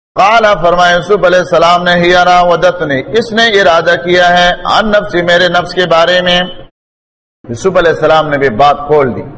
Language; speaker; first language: Urdu; non-native, local second language; Pashto